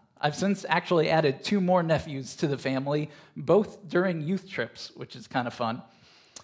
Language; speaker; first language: English; native; English